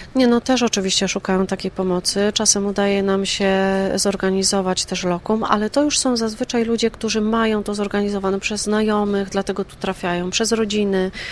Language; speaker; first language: Polish; native; Polish